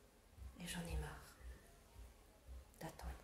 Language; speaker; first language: French; non-native, fluent; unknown